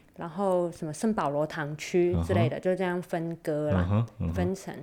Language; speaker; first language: Chinese; non-native, local second language; Cantonese